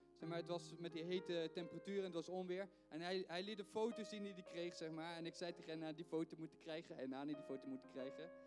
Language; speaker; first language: Dutch; native; Dutch